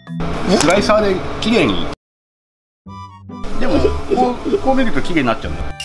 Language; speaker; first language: Japanese; native; Japanese